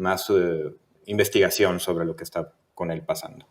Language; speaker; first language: Spanish; native; Spanish